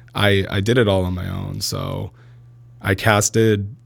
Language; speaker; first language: English; early bilingual, other home language; Arabic